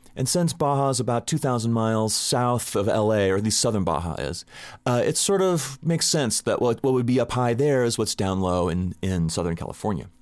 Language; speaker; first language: English; native; English